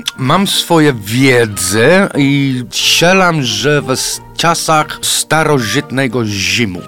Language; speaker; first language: Polish; non-native, fluent; English